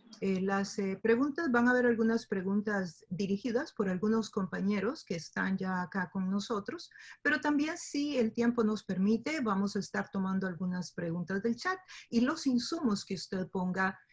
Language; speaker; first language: Spanish; native; Spanish